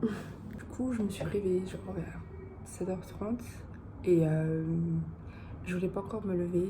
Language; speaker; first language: French; non-native, local second language; Malagasy